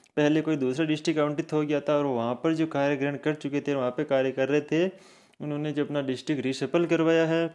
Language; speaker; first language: Hindi; native; Hindi